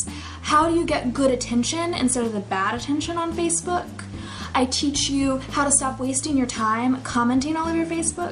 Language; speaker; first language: English; native; English